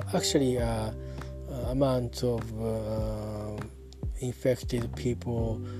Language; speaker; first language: English; non-native, learner; Japanese